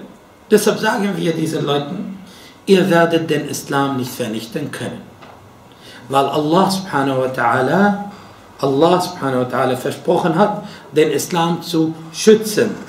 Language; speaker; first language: German; non-native, fluent; Arabic